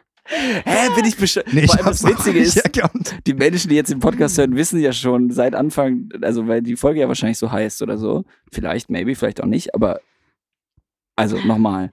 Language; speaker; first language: German; native; German